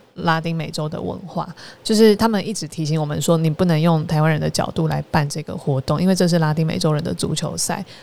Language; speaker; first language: Chinese; native; Chinese